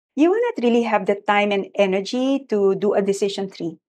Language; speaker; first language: English; non-native, local second language; Filipino